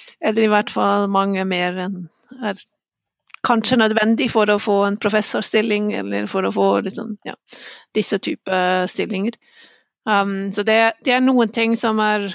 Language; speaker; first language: Norwegian; non-native, fluent; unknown